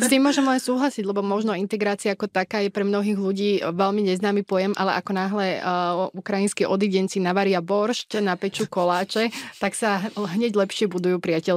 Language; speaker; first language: Slovak; native; Slovak